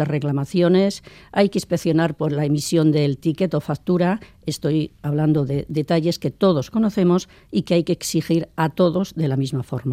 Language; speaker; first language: Spanish; native; Spanish